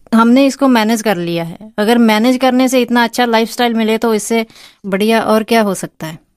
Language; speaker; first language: Hindi; non-native, local second language; Punjabi